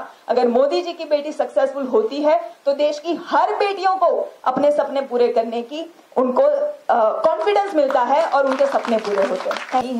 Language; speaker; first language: Hindi; native; Hindi